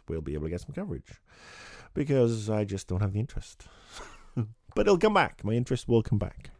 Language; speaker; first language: English; native; English